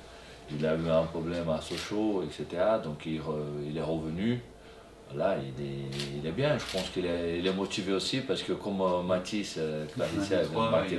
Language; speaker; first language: French; non-native, fluent; Portuguese